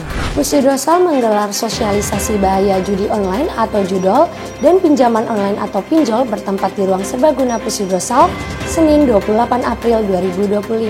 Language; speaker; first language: Indonesian; native; Indonesian